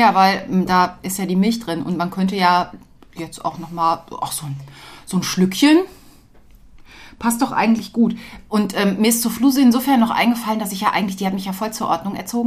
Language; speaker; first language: German; native; German